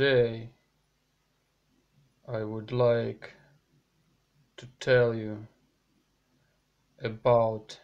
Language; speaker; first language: English; non-native, learner; Russian